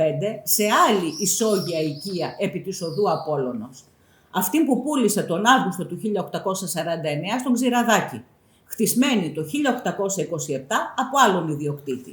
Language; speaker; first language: Greek; native; Greek